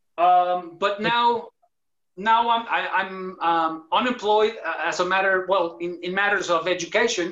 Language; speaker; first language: English; non-native, fluent; Spanish